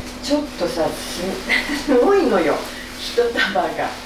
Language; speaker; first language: Japanese; native; Japanese